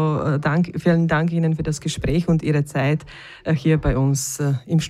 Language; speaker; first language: German; native; German